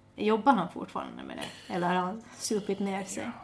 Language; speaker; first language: Swedish; native; Swedish